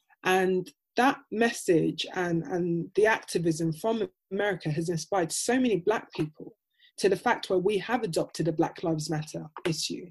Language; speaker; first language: English; native; English